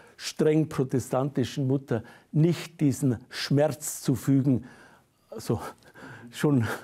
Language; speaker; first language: German; native; German